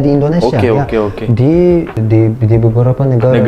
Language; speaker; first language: Indonesian; non-native, learner; Turkish